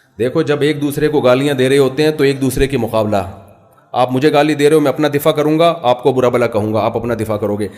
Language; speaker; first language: Urdu; non-native, local second language; Pashto